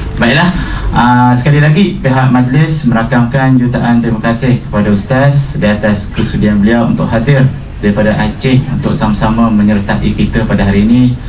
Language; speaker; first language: Malay; native; Malay